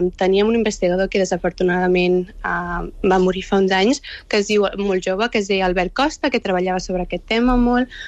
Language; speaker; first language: Catalan; early bilingual, other home language; Urdu